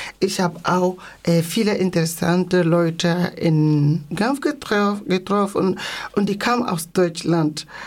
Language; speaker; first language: German; non-native, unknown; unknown